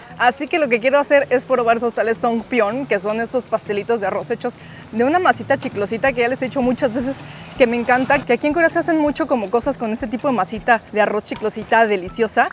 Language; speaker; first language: Spanish; native; Spanish